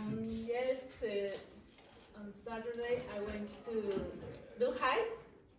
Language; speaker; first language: English; non-native, learner; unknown